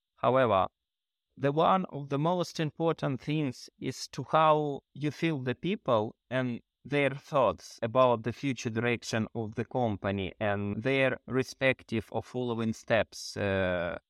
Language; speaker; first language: English; non-native, fluent; Ukrainian